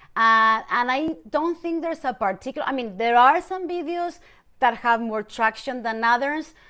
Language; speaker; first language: English; non-native, fluent; Spanish